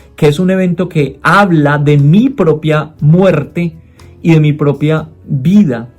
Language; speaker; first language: Spanish; native; Spanish